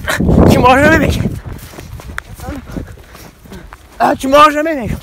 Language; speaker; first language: French; native; French